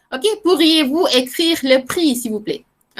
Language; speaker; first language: French; non-native, fluent; Malay